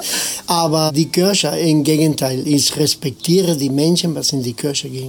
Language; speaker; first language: German; non-native, fluent; Spanish